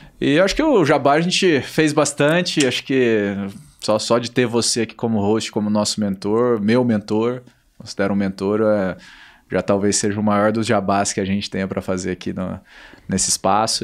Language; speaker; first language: Portuguese; native; Portuguese